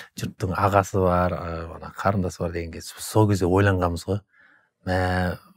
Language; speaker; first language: Kazakh; native; Kazakh